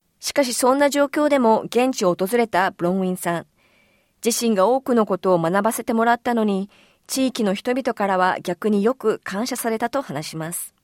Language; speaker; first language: Japanese; native; Japanese